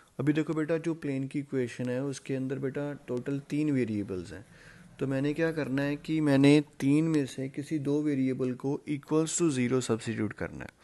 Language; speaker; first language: Hindi; non-native, local second language; Punjabi